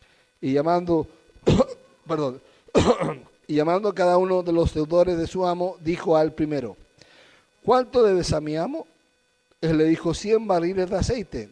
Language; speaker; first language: Spanish; native; Spanish